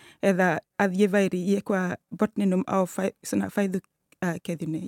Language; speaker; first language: Icelandic; non-native, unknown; Swahili